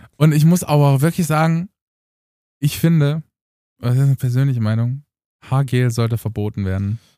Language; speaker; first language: German; early bilingual, other home language; Romanian